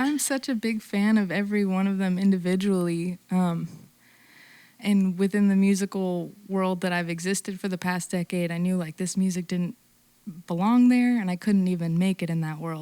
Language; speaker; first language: English; native; English